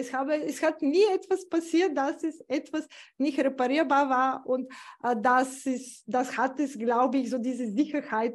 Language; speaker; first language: German; non-native, fluent; Bulgarian